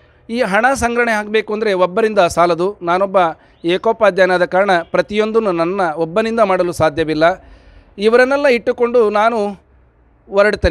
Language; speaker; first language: Kannada; native; Kannada